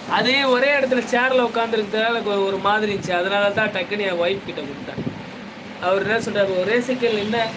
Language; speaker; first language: Tamil; native; Tamil